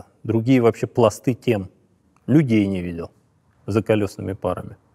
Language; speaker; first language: Russian; native; Russian